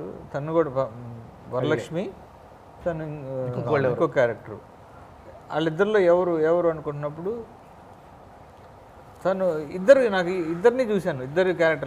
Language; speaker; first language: Telugu; native; Telugu